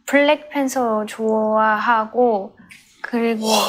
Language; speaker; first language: Korean; non-native, fluent; Chinese